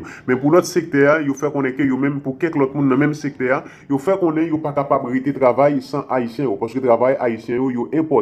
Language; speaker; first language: Haitian Creole; native; Haitian Creole